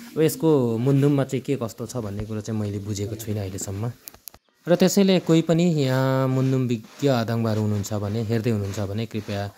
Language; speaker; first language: Nepali; non-native, local second language; Limbu